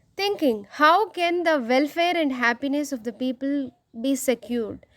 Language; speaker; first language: English; non-native, local second language; Telugu